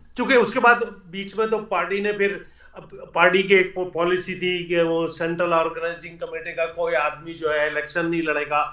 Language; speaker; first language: Urdu; native; Urdu